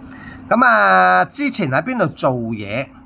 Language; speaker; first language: Cantonese; native; Cantonese